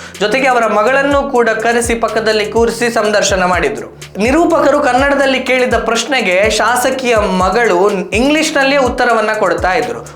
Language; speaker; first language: Kannada; native; Kannada